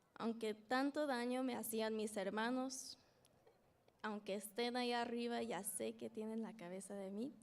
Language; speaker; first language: Spanish; early bilingual, other home language; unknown